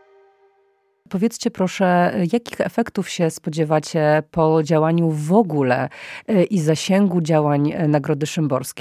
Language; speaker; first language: Polish; native; Polish